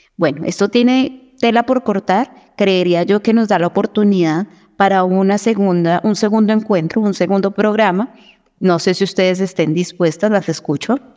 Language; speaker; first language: Spanish; native; Spanish